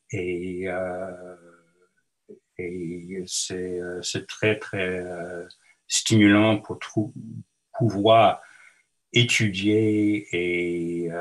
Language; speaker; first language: French; non-native, local second language; English